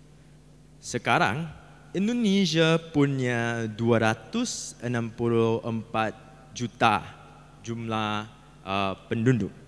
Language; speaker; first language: Indonesian; non-native, learner; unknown